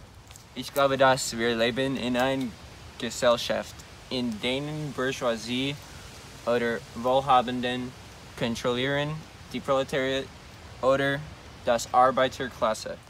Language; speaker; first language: German; non-native, learner; English